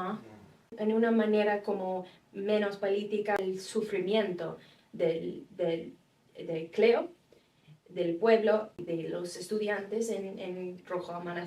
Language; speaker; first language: Spanish; non-native, fluent; English